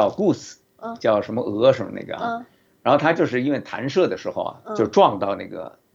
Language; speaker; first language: Chinese; native; Chinese